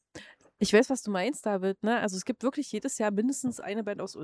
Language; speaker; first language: German; native; German